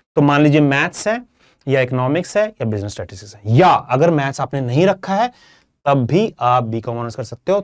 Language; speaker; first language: Hindi; non-native, local second language; Punjabi